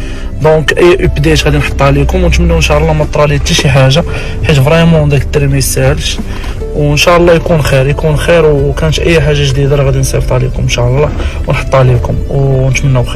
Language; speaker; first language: Arabic; native; Arabic